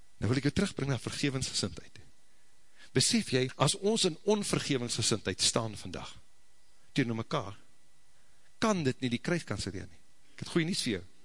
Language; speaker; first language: Afrikaans; native; Afrikaans